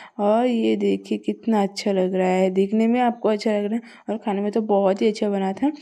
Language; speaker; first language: Hindi; non-native, local second language; Bangla